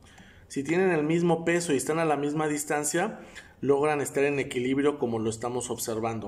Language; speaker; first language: Spanish; native; Spanish